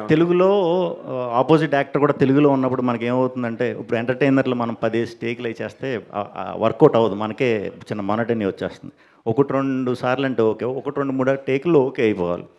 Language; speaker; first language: Telugu; native; Telugu